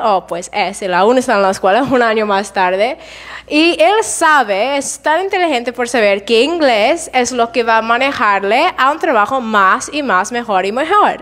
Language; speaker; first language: Spanish; non-native, fluent; English